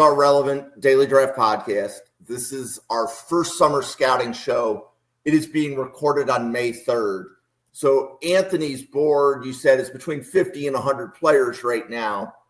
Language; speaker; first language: English; native; English